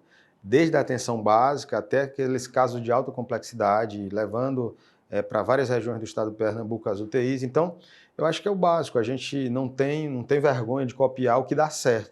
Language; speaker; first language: Portuguese; native; Portuguese